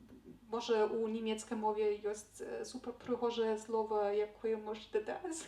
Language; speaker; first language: Polish; non-native, learner; Belarusian